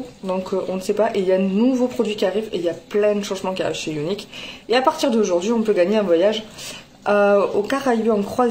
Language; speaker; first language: French; native; French